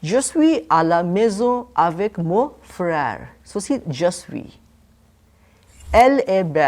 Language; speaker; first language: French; non-native, fluent; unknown